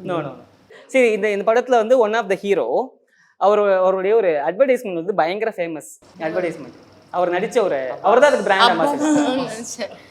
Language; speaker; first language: Tamil; native; Tamil